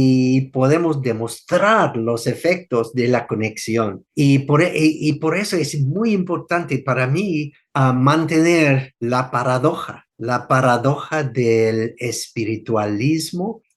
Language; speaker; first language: Spanish; non-native, fluent; English